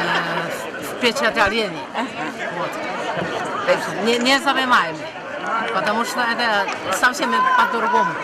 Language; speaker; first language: Russian; non-native, learner; Chinese